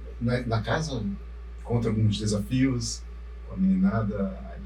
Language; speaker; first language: Portuguese; native; Portuguese